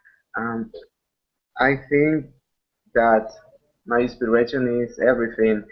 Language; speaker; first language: English; non-native, learner; Spanish